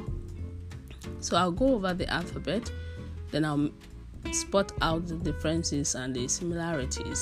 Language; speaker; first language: English; non-native, local second language; Yoruba